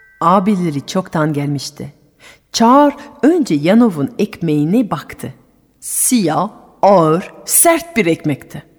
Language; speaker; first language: Turkish; non-native, fluent; French